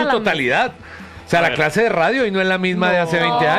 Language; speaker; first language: Spanish; native; Spanish